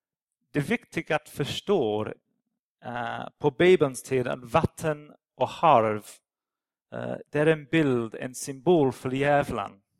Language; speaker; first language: Swedish; non-native, fluent; English